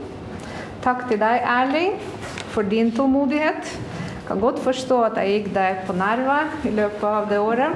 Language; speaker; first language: Norwegian; non-native, fluent; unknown